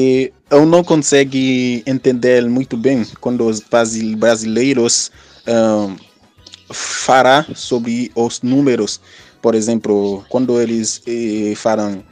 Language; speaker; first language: Portuguese; non-native, fluent; Haitian Creole